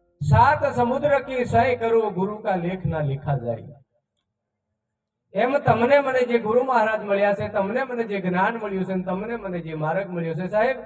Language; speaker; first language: Gujarati; non-native, local second language; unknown